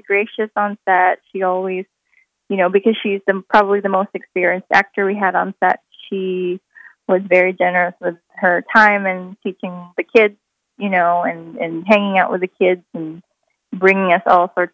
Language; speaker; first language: English; non-native, local second language; Filipino